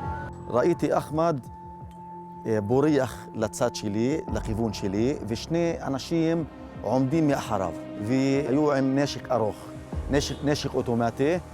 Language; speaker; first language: Hebrew; non-native, local second language; Arabic